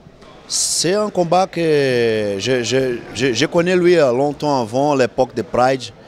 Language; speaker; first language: French; non-native, learner; Portuguese